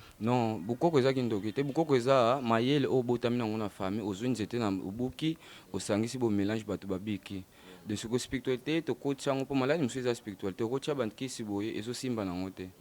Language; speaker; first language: Lingala; non-native, local second language; Kongo